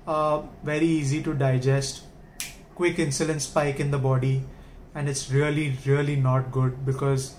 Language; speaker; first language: English; non-native, local second language; Hindi